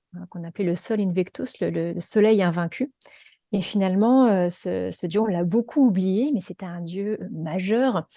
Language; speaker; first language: French; native; French